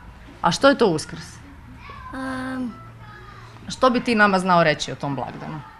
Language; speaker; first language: Croatian; native; Croatian